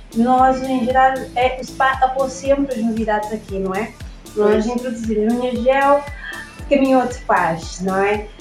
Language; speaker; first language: Portuguese; non-native, local second language; Kabuverdianu